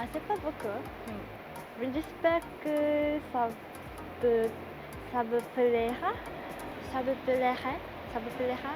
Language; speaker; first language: French; non-native, learner; Japanese